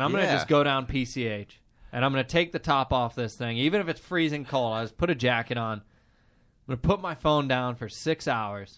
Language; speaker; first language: English; native; English